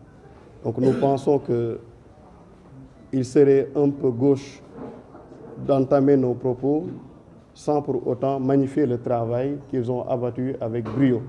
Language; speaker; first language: French; non-native, local second language; Wolof